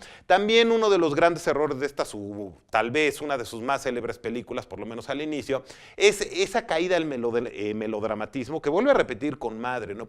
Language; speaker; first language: Spanish; native; Spanish